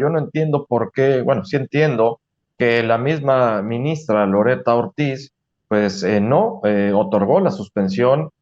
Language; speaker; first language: Spanish; native; Spanish